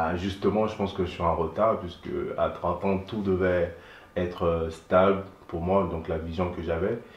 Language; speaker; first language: French; non-native, local second language; Haitian Creole